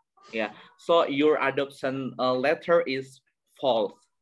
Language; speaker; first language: English; non-native, learner; Indonesian